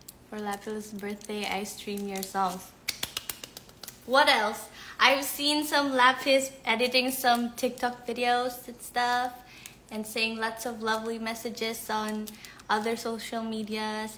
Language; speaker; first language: English; non-native, local second language; Filipino